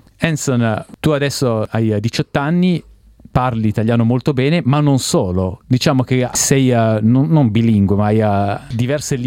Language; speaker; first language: Italian; native; Italian